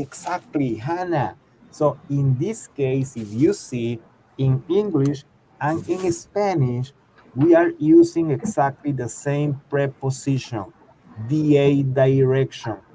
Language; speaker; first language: English; non-native, fluent; Spanish